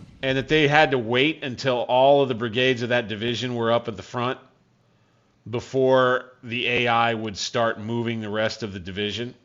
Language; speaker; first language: English; native; English